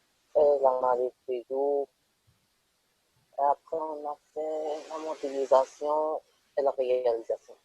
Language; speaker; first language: French; non-native, local second language; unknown